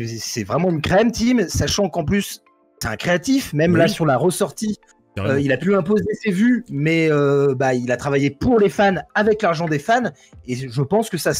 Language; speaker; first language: French; native; French